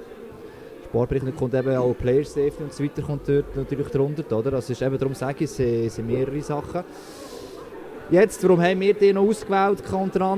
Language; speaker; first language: German; native; German